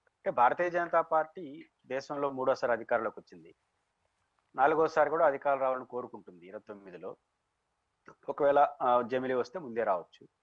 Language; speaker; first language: Telugu; native; Telugu